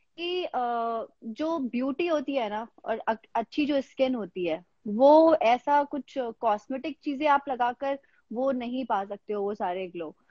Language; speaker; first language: Hindi; native; Hindi